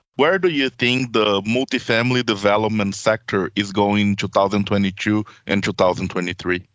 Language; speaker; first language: English; non-native, fluent; Portuguese